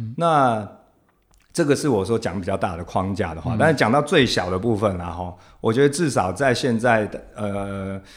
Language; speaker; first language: Chinese; non-native, local second language; Min Nan Chinese